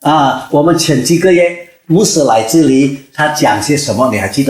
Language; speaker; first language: Chinese; early bilingual, heritage; Chinese